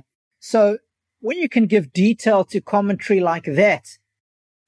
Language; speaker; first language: English; native; English